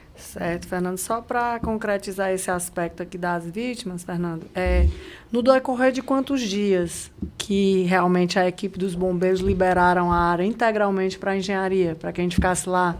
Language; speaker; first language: Portuguese; native; Portuguese